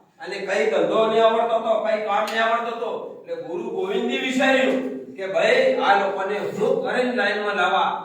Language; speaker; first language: Gujarati; non-native, local second language; Bhili